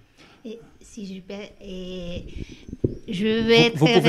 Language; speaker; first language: French; non-native, fluent; Spanish